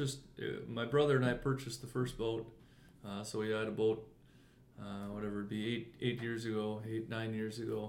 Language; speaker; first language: English; native; English